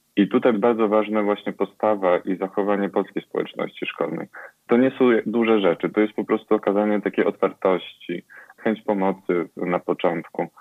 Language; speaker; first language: Polish; early bilingual, other home language; Ukrainian